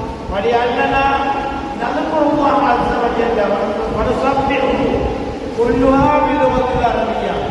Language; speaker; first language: Arabic; non-native, learner; Tamil